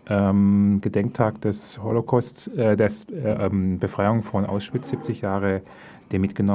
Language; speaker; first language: German; native; German